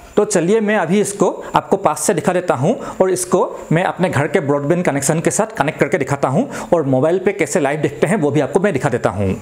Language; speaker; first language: Hindi; non-native, local second language; Assamese